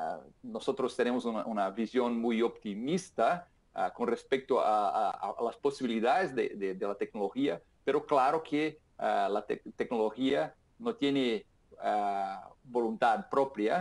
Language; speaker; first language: Spanish; non-native, fluent; Portuguese